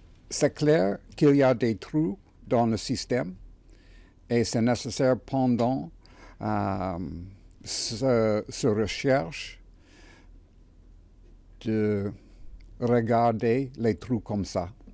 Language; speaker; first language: French; non-native, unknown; English